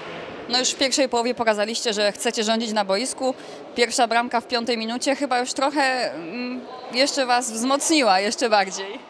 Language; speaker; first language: Polish; native; Polish